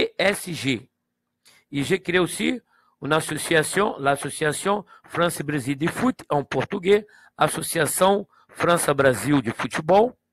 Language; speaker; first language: French; non-native, fluent; Portuguese